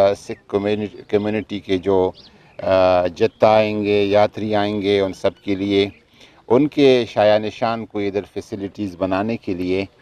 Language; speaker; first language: Urdu; non-native, local second language; Pashto